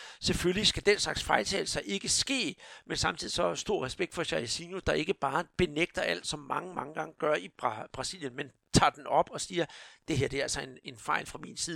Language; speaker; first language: Danish; native; Danish